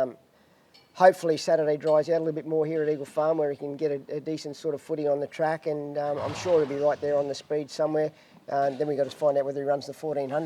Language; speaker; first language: English; native; English